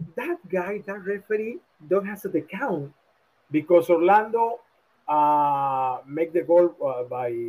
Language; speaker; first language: English; non-native, learner; Spanish